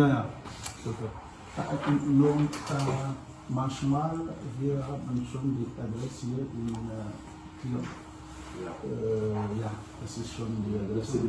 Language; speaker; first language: German; non-native, learner; Malagasy